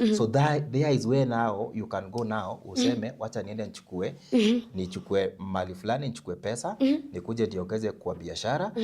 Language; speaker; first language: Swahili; non-native, local second language; Luo (Kenya and Tanzania)